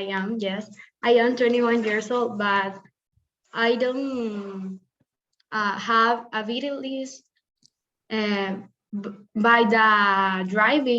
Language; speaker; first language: English; non-native, learner; Spanish